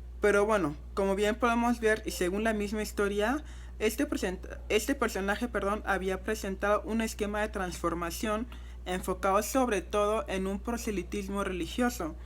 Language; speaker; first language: Spanish; non-native, fluent; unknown